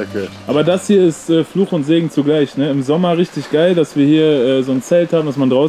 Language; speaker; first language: German; native; German